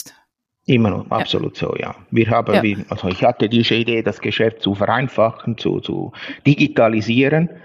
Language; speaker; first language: German; non-native, fluent; Italian